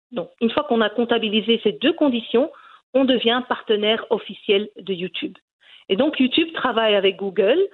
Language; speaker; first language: French; early bilingual, other home language; Riffian